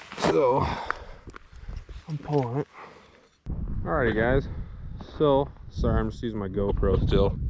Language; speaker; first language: English; native; English